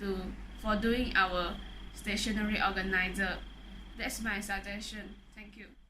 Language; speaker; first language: English; non-native, local second language; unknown